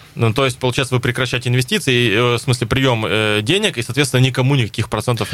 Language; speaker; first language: Russian; native; Russian